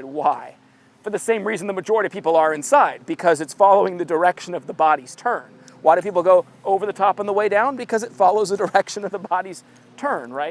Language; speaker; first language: English; native; English